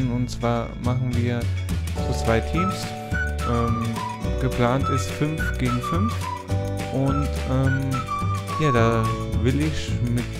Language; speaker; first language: German; native; German